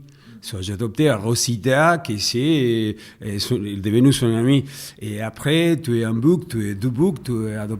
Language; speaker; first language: French; non-native, fluent; Spanish